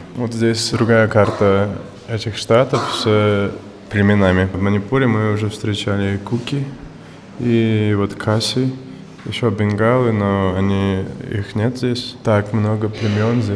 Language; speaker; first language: Russian; non-native, fluent; English